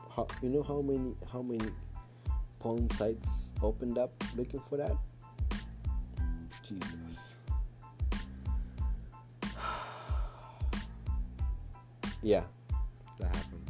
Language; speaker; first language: English; non-native, local second language; Swahili